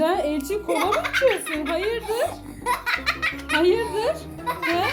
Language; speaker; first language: Turkish; native; Turkish